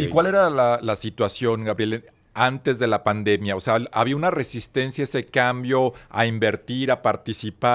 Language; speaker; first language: Spanish; native; Spanish